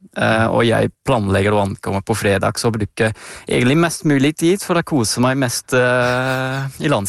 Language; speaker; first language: Norwegian; non-native, fluent; Dutch